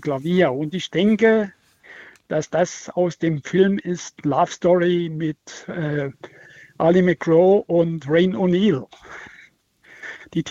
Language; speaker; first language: German; native; German